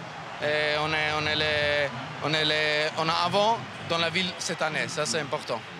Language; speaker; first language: French; non-native, local second language; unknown